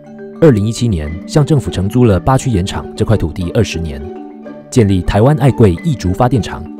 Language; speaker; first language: Chinese; native; Chinese